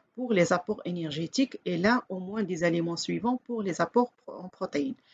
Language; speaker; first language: French; non-native, local second language; Arabic